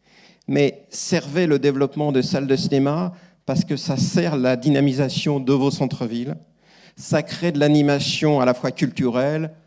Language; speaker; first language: French; native; French